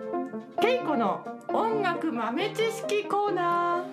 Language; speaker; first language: Japanese; native; Japanese